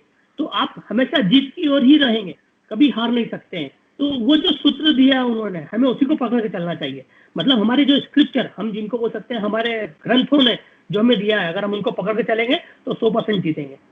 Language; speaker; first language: Hindi; native; Hindi